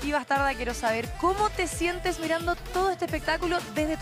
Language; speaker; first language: Spanish; native; Spanish